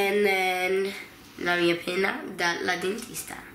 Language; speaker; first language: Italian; early bilingual, heritage; Italian